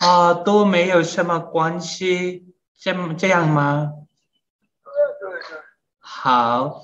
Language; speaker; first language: Chinese; non-native, learner; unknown